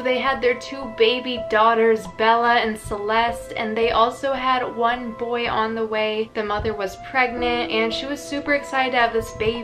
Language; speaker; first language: English; native; English